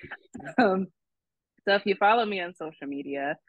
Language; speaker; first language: English; native; English